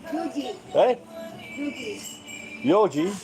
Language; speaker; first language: Japanese; non-native, learner; English